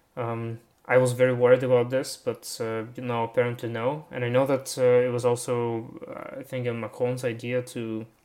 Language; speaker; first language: English; non-native, fluent; Russian